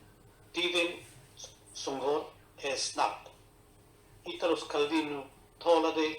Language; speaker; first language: Swedish; non-native, fluent; Spanish